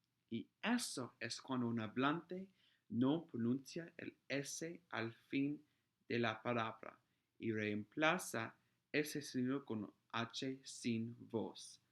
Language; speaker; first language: Spanish; non-native, fluent; English